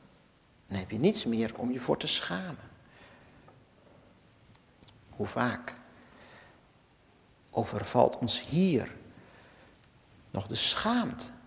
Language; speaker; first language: Dutch; native; Dutch